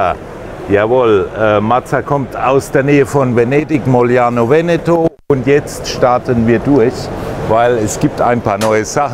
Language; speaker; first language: German; native; German